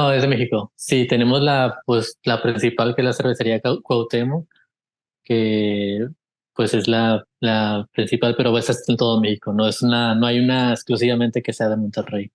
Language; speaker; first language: Spanish; native; Spanish